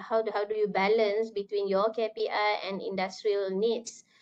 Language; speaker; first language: English; non-native, local second language; Malay